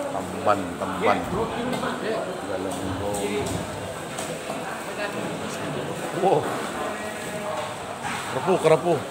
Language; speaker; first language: Indonesian; non-native, learner; Filipino